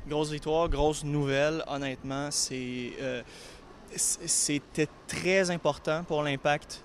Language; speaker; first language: French; native; French